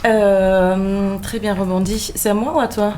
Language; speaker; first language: French; non-native, fluent; German